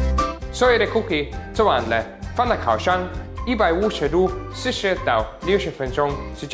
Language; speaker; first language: Chinese; non-native, learner; German